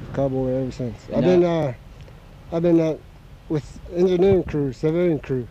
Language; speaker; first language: English; native; English